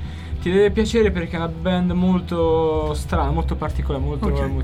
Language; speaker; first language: Italian; native; Italian